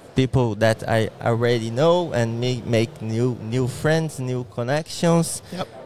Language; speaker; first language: English; non-native, learner; Portuguese